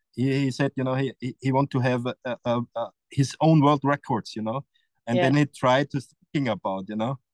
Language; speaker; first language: English; non-native, learner; German